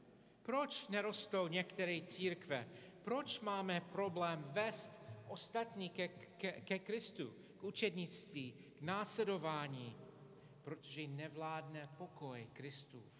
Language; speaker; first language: Czech; non-native, fluent; English